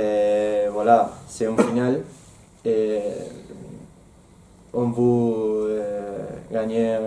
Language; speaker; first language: French; non-native, learner; Spanish